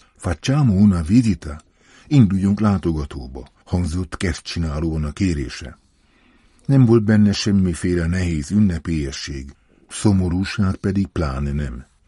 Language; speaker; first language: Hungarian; native; Hungarian